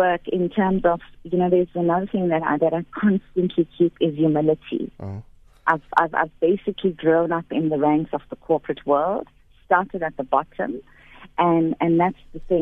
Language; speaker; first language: English; native; English